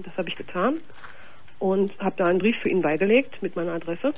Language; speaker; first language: German; native; German